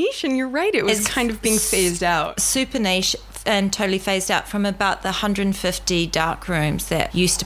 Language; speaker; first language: English; native; English